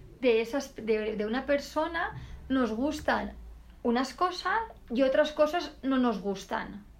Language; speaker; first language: Spanish; native; Spanish